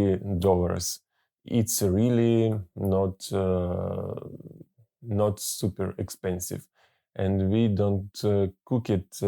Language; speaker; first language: English; non-native, learner; Russian